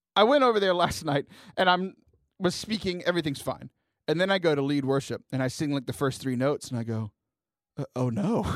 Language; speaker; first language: English; native; English